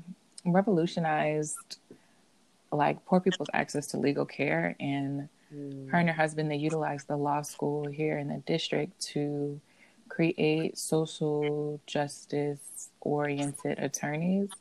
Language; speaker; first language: English; native; English